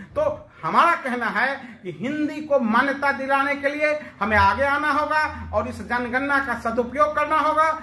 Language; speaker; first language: Hindi; native; Hindi